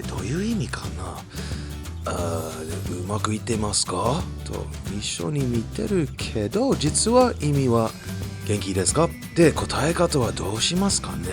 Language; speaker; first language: Japanese; non-native, fluent; English